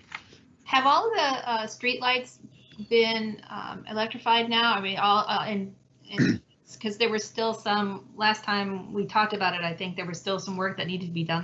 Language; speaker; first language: English; native; English